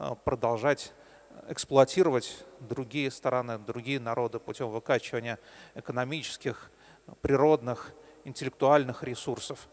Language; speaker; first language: Russian; native; Russian